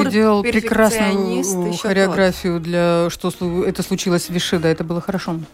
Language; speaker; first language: Russian; native; Russian